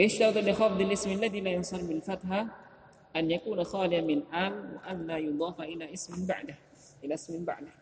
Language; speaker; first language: Arabic; non-native, fluent; Indonesian